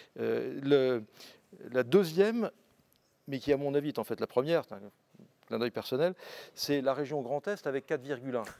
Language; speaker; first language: French; native; French